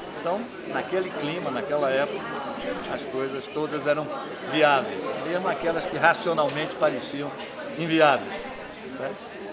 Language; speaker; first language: Portuguese; native; Portuguese